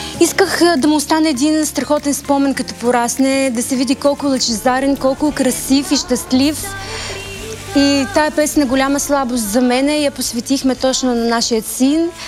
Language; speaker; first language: Bulgarian; early bilingual, heritage; Bulgarian